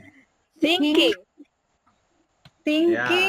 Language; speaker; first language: English; non-native, learner; Indonesian